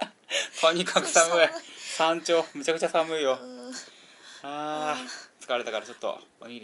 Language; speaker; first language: Japanese; native; Japanese